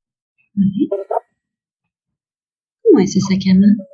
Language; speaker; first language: French; native; French